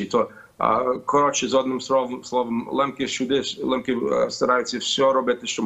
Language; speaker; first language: Ukrainian; early bilingual, heritage; Ukrainian